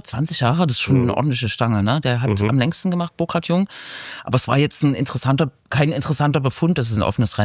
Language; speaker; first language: German; native; German